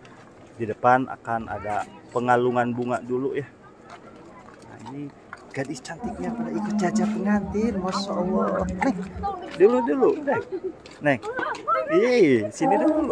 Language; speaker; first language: Indonesian; non-native, local second language; Sundanese